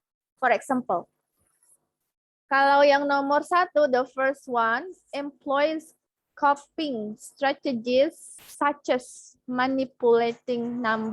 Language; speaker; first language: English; non-native, fluent; Indonesian